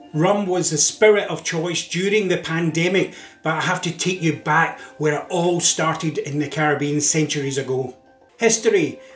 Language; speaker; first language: English; native; English